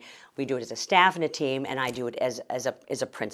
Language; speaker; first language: English; native; English